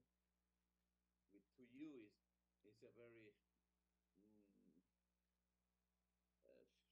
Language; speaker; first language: English; non-native, fluent; Italian